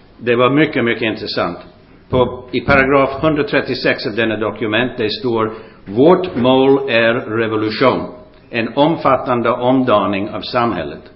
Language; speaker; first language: Swedish; non-native, fluent; English